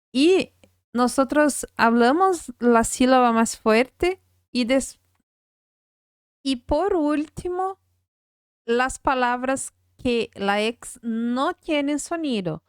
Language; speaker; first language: Spanish; non-native, fluent; Portuguese